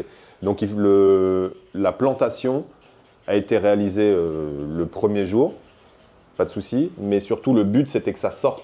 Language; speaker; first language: French; native; French